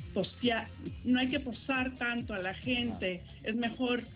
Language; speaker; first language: Spanish; early bilingual, heritage; Spanish